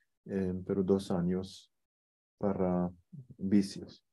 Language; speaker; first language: Spanish; non-native, fluent; German